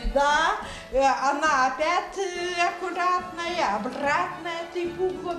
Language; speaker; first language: Russian; non-native, local second language; Lithuanian